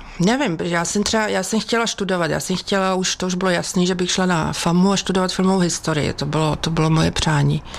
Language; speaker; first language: Czech; native; Czech